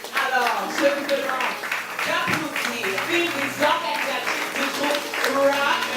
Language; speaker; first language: French; native; French